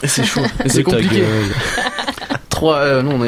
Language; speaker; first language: French; native; French